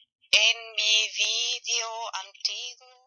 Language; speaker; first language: Spanish; non-native, fluent; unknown